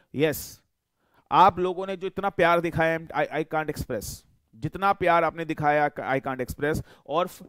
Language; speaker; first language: Hindi; native; Hindi